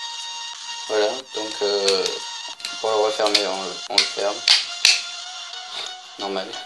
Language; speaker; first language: French; native; French